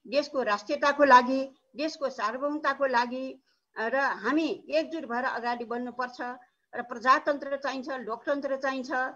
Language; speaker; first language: Nepali; non-native, local second language; Newari